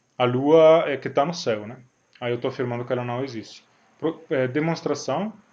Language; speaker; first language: Portuguese; non-native, fluent; Italian